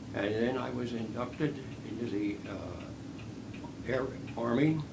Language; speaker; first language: English; native; English